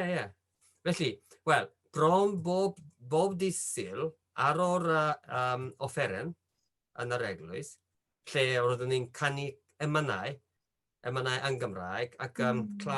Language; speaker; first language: Welsh; non-native, fluent; Japanese